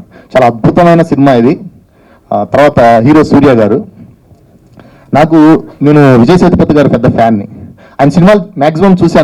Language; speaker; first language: Telugu; native; Telugu